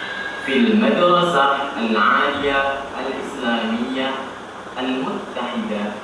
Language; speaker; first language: Arabic; non-native, learner; Indonesian